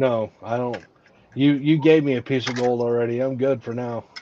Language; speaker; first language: English; native; English